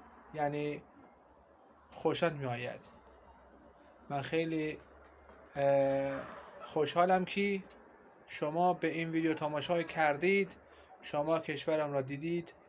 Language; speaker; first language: Persian; non-native, learner; Azerbaijani